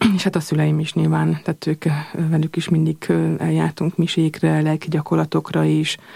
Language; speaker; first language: Hungarian; early bilingual, heritage; Hungarian